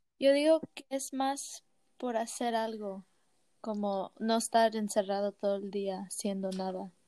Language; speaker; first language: Spanish; early bilingual, heritage; Spanish